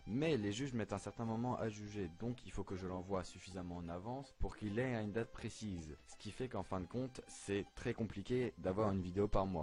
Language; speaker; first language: French; native; French